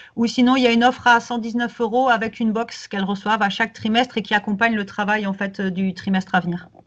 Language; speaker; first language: French; native; French